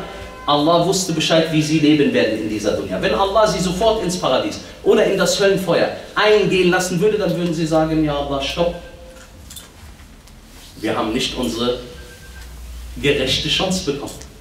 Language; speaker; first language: German; early bilingual, other home language; Arabic